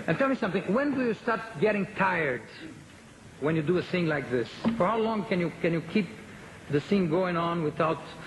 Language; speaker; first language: English; non-native, fluent; Portuguese